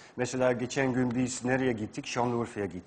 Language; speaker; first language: Turkish; non-native, fluent; Dutch